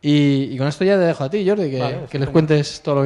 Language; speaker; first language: Spanish; native; Spanish